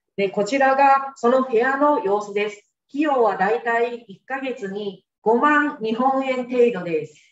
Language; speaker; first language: Japanese; native; Japanese